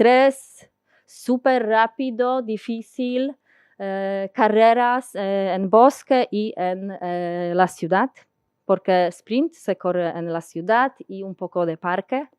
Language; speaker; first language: Spanish; non-native, learner; Polish